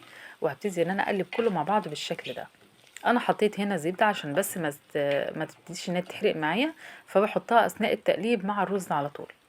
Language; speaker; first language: Arabic; native; Arabic